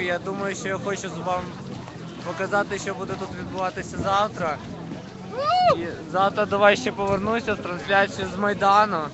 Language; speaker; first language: Ukrainian; native; Ukrainian